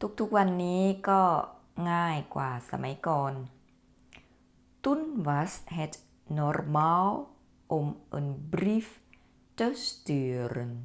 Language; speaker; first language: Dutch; non-native, fluent; Thai